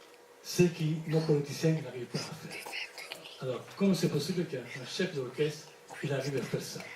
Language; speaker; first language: French; non-native, fluent; Italian